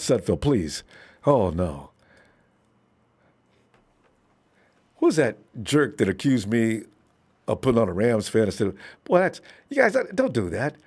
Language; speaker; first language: English; native; English